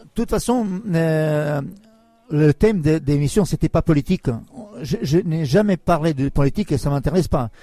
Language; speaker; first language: French; non-native, fluent; Serbian